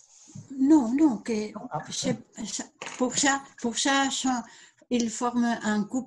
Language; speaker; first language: French; non-native, learner; Spanish